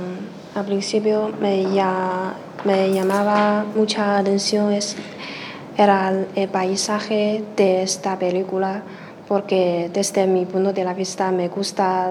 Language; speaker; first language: Spanish; non-native, learner; Chinese